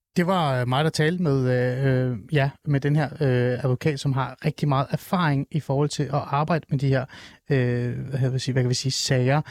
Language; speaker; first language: Danish; early bilingual, other home language; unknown